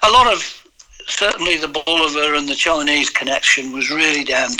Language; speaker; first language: English; native; English